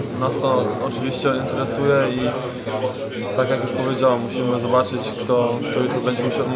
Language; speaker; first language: Polish; non-native, fluent; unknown